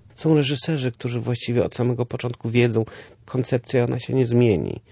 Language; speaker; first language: Polish; early bilingual, other home language; German